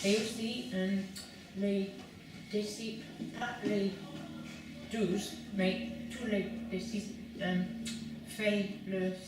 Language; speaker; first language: French; non-native, learner; English